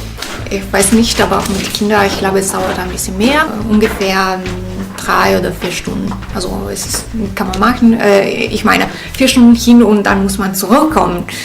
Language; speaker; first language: German; non-native, fluent; Italian